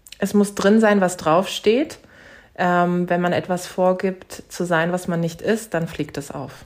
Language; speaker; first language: German; early bilingual, other home language; Turkish